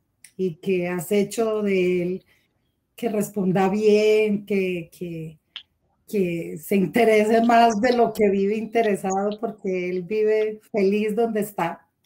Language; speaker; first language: Spanish; native; Spanish